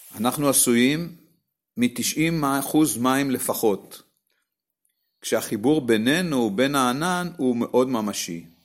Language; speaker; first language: Hebrew; native; Hebrew